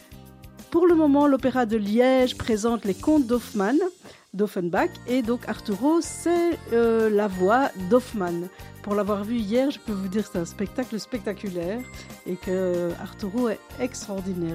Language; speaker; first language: French; native; French